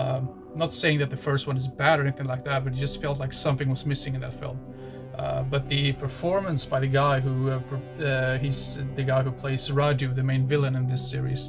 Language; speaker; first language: English; non-native, fluent; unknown